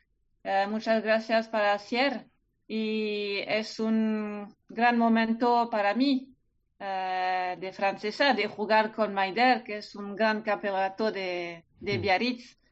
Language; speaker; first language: Spanish; non-native, learner; French